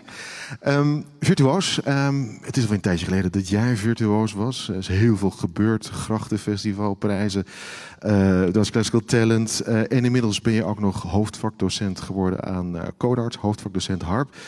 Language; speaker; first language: Dutch; native; Dutch